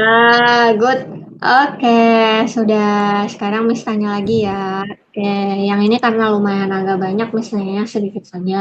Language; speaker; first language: Indonesian; native; Indonesian